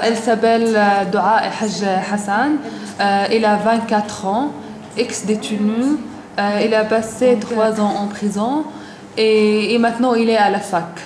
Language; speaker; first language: French; non-native, learner; Arabic